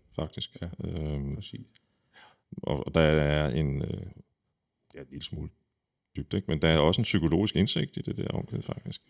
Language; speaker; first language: Danish; native; Danish